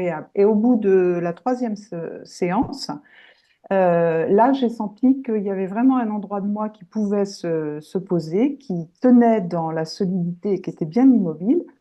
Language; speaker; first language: French; native; French